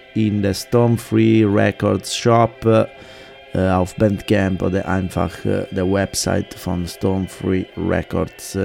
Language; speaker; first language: German; non-native, fluent; Italian